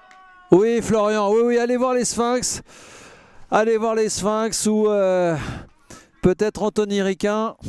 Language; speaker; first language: French; native; French